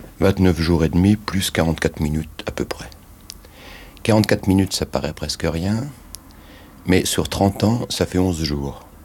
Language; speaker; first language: French; native; French